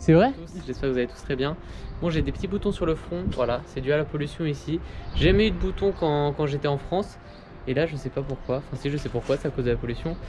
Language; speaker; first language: French; native; French